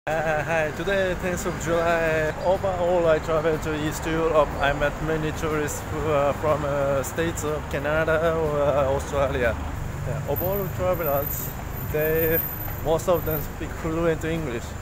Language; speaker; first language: English; non-native, learner; Japanese